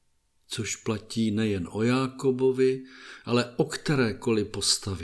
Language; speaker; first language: Czech; native; Czech